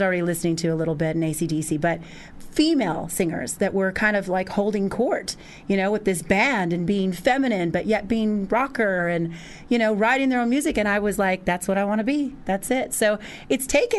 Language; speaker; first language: English; native; English